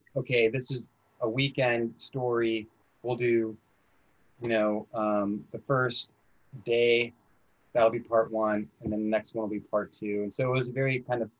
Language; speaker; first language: English; native; English